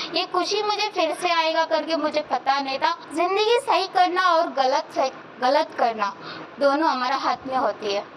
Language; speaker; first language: Hindi; non-native, local second language; Kannada